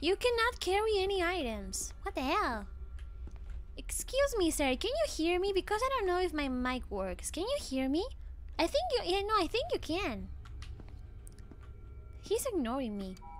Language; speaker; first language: English; non-native, fluent; Spanish